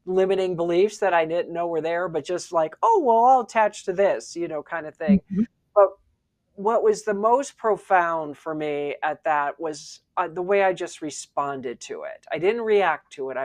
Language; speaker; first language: English; native; English